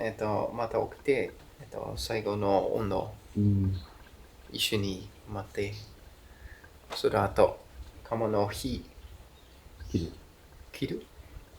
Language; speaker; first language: Japanese; non-native, learner; Dutch